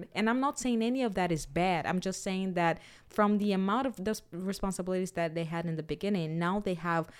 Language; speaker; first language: English; non-native, fluent; Portuguese